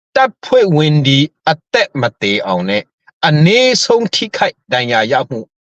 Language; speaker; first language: Burmese; non-native, local second language; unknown